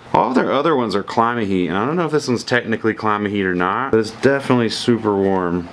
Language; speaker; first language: English; native; English